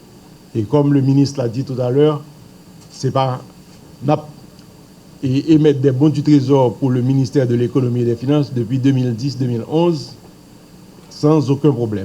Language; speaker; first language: French; non-native, local second language; Haitian Creole